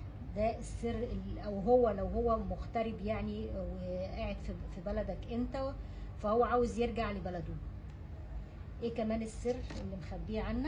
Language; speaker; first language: Arabic; native; Arabic